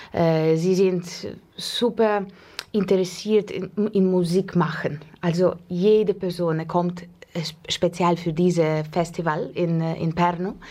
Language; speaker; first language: German; non-native, learner; Russian